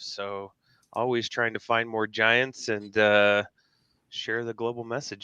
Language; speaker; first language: English; native; English